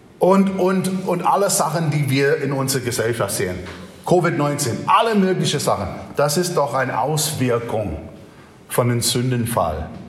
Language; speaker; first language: German; non-native, fluent; English